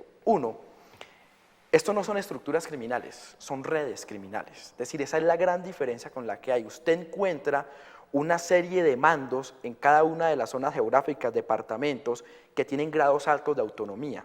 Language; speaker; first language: Spanish; native; Spanish